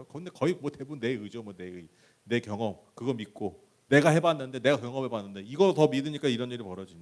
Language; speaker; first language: Korean; native; Korean